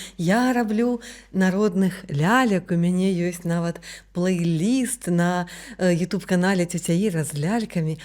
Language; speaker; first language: Belarusian; non-native, local second language; Russian